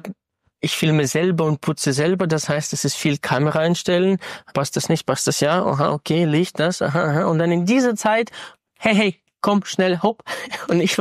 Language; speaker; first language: German; non-native, fluent; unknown